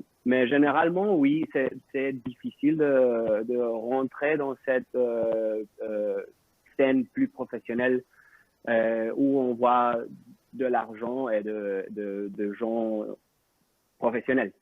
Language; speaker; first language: French; non-native, local second language; Spanish